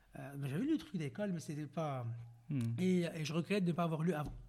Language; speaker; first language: French; non-native, local second language; Arabic